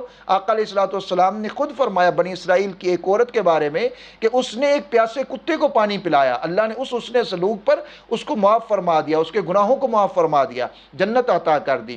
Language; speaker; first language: Urdu; native; Urdu